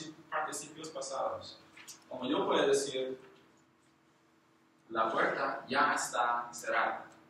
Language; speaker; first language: Spanish; non-native, learner; English